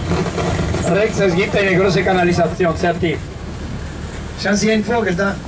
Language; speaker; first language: German; non-native, learner; Spanish